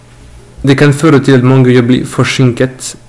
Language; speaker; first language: Norwegian; non-native, learner; French